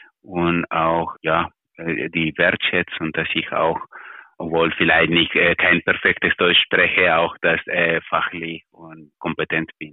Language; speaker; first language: German; non-native, fluent; Spanish